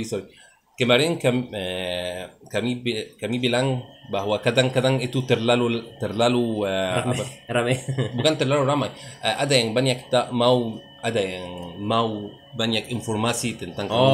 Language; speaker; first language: Indonesian; non-native, learner; French